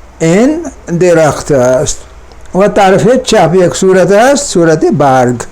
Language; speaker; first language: Persian; non-native, fluent; Urdu